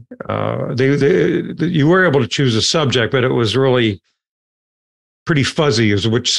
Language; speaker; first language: English; native; English